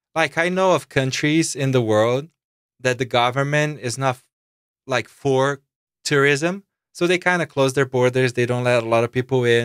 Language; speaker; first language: English; non-native, fluent; Portuguese